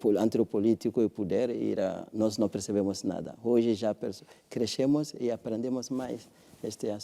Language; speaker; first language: Portuguese; non-native, learner; French